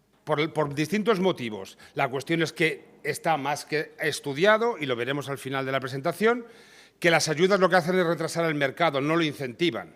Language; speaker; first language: Spanish; native; Spanish